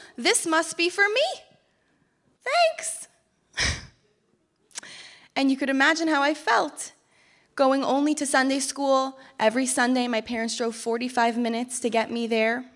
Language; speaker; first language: English; native; English